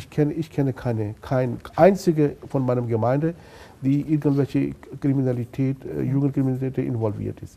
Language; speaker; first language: German; non-native, fluent; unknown